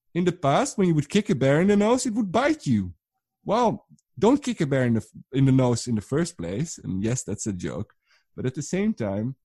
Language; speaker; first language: English; non-native, fluent; Dutch